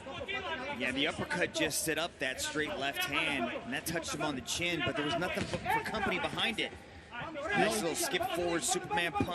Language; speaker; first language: English; native; English